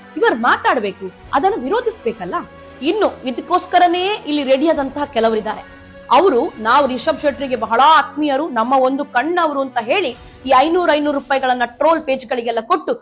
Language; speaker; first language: Kannada; non-native, local second language; Tulu